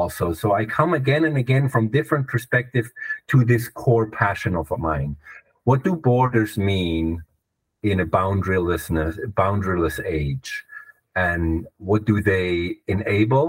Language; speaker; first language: English; non-native, fluent; German